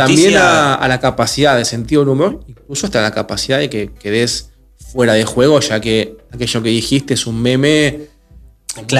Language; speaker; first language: Spanish; native; Spanish